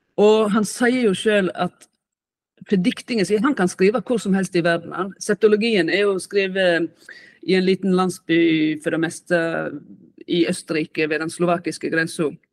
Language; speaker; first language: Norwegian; native; Norwegian